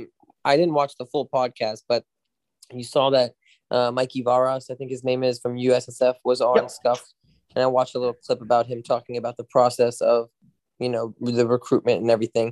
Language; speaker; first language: English; native; English